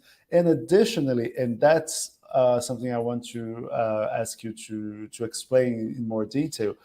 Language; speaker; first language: English; non-native, fluent; Portuguese